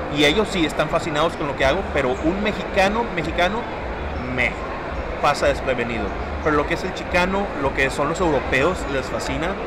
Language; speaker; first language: Spanish; early bilingual, heritage; Spanish